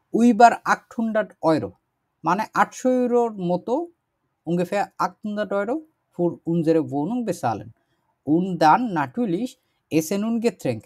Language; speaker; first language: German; non-native, learner; Bangla